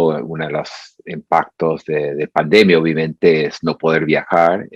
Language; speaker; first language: Spanish; non-native, fluent; English